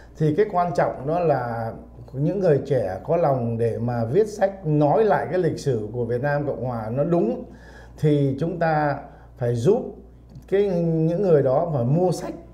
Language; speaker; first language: Vietnamese; native; Vietnamese